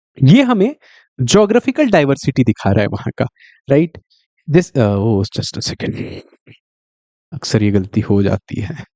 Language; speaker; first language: Hindi; native; Hindi